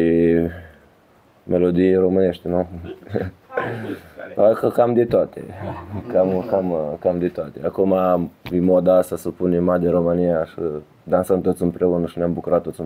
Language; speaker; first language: Romanian; early bilingual, heritage; Romanian